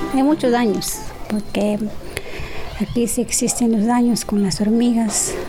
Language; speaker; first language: Spanish; native; Spanish